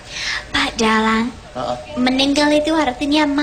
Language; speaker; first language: Indonesian; non-native, fluent; English